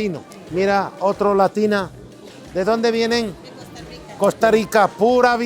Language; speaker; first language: Spanish; non-native, learner; Turkish